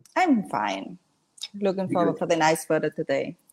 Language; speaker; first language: English; non-native, learner; Spanish